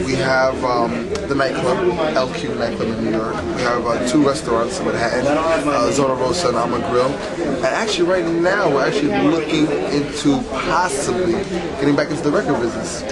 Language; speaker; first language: English; early bilingual, other home language; Spanish